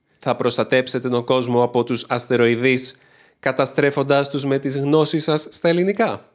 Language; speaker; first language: Greek; native; Greek